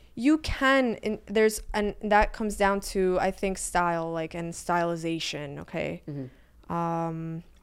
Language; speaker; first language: English; native; English